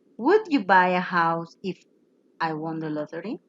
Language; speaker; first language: English; non-native, fluent; Spanish